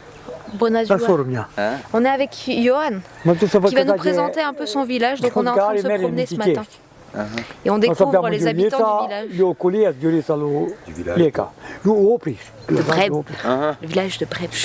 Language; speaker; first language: French; native; French